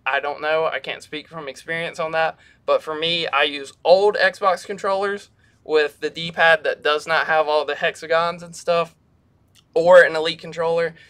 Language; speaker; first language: English; native; English